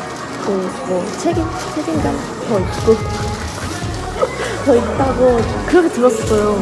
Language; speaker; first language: Korean; non-native, learner; Chinese